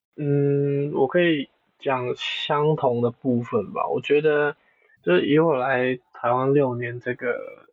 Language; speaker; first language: Chinese; non-native, local second language; Cantonese